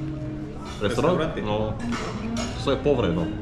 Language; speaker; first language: Spanish; non-native, learner; Arabic